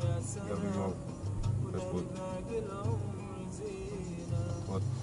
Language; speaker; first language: Russian; non-native, learner; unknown